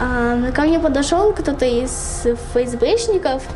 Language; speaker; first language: Russian; native; Russian